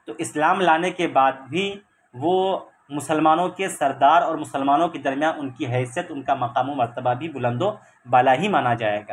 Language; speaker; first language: Urdu; native; Urdu